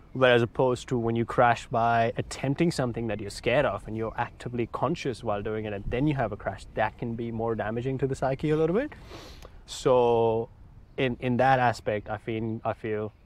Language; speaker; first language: English; non-native, local second language; Hindi